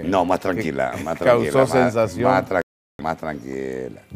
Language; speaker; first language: Spanish; native; Spanish